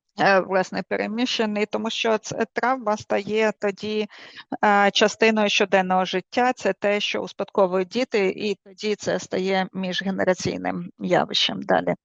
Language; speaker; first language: Ukrainian; native; Ukrainian